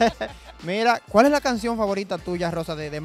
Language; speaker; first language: Spanish; native; Spanish